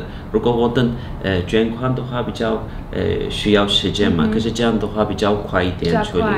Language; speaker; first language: Chinese; non-native, fluent; Turkish